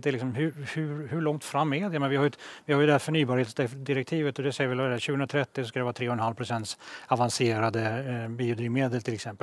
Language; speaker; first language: Swedish; native; Swedish